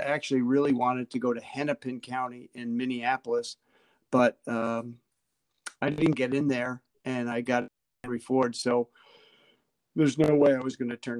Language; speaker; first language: English; native; English